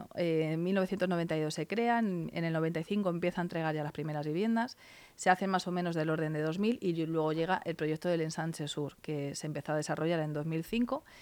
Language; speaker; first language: Spanish; native; Spanish